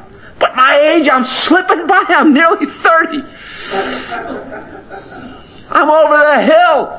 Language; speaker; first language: English; native; English